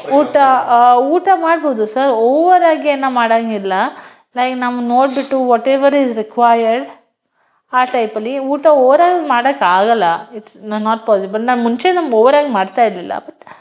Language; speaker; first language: Kannada; non-native, local second language; Hindi